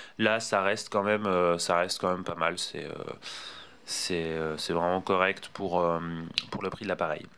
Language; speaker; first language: French; native; French